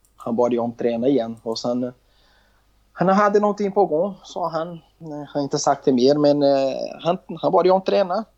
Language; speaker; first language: Swedish; non-native, learner; Portuguese